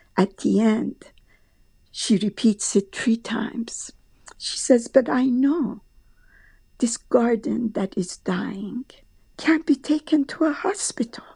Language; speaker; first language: English; non-native, fluent; Persian